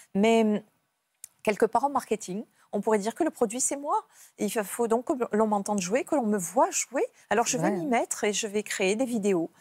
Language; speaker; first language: French; native; French